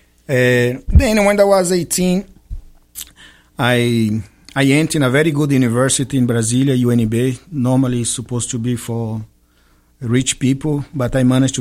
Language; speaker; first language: English; non-native, fluent; Portuguese